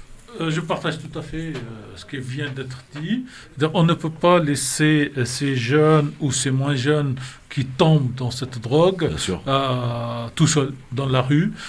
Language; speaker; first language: French; native; French